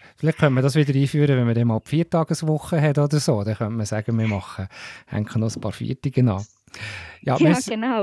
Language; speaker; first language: German; native; German